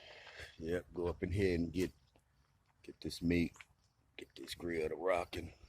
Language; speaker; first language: English; native; English